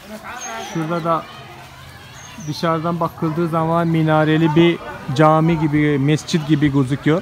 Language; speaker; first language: Turkish; non-native, fluent; Malayalam